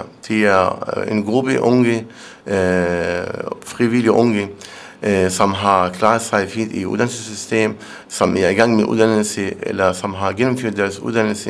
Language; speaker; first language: Danish; non-native, fluent; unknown